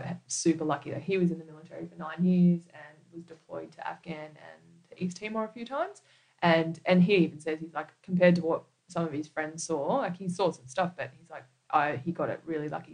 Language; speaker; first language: English; native; English